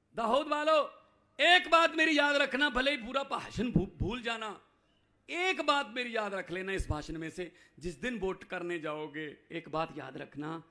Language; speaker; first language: Hindi; non-native, local second language; Punjabi